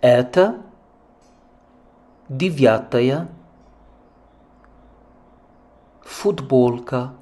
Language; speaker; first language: Russian; non-native, fluent; French